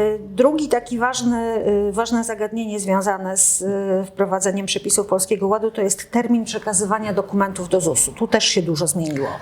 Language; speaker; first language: Polish; native; Polish